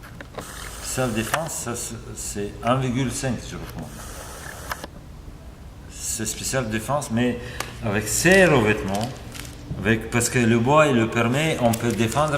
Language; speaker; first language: French; non-native, fluent; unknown